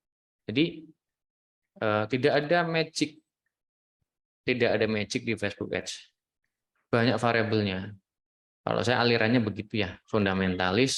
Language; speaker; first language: Indonesian; native; Indonesian